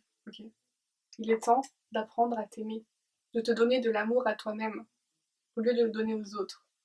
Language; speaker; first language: French; native; French